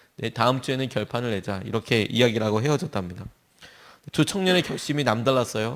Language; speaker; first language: Korean; native; Korean